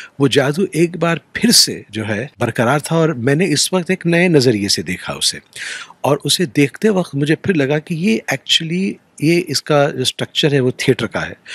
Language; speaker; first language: Hindi; native; Hindi